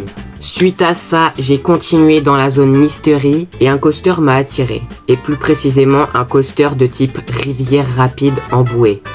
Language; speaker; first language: French; native; French